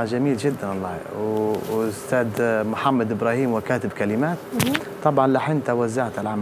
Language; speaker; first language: Arabic; native; Arabic